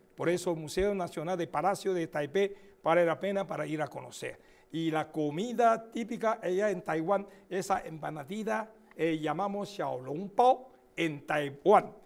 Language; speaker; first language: Spanish; non-native, fluent; Chinese